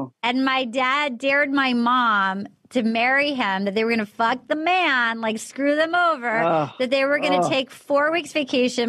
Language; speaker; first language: English; native; English